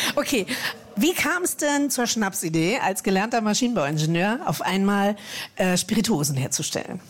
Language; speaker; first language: German; native; German